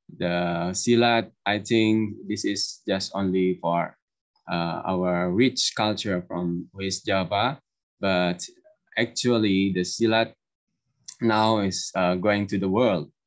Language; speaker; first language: English; non-native, learner; Indonesian